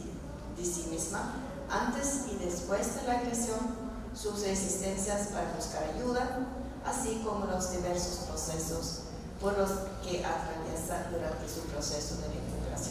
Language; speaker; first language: Spanish; non-native, fluent; Norwegian